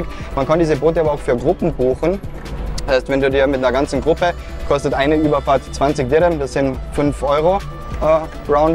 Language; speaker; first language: German; native; German